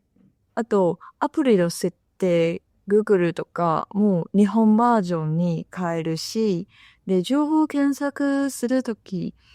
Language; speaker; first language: Japanese; non-native, fluent; Chinese